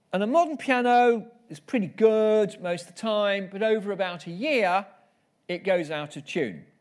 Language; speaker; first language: English; native; English